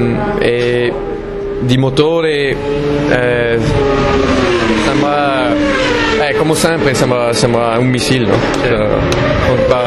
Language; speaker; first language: Italian; non-native, fluent; French